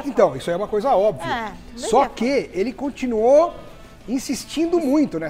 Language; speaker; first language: Portuguese; native; Portuguese